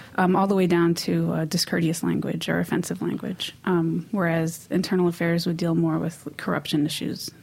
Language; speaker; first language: English; native; English